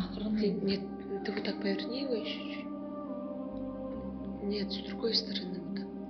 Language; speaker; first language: Russian; non-native, local second language; Kyrgyz